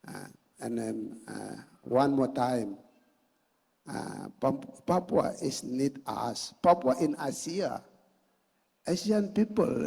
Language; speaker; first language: English; non-native, learner; Indonesian